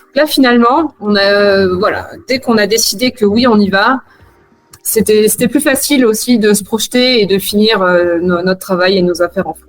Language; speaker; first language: French; native; French